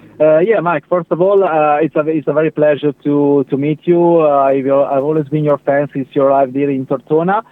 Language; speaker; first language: English; non-native, learner; Italian